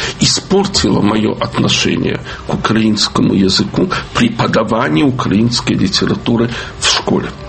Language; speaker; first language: Russian; native; Russian